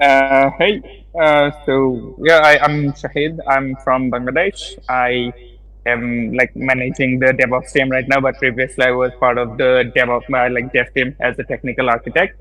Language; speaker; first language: English; non-native, fluent; Bangla